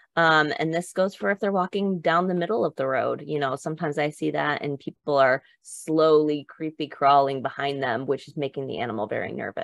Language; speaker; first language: English; native; English